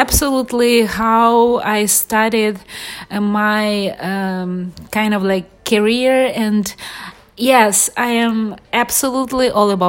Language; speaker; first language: English; non-native, fluent; Ukrainian